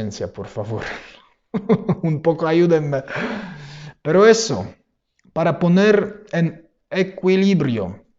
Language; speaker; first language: Spanish; non-native, fluent; Polish